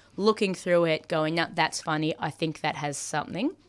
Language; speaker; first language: English; early bilingual, other home language; Maltese